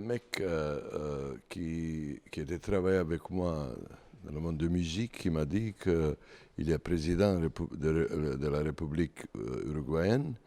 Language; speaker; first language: French; non-native, learner; Serbian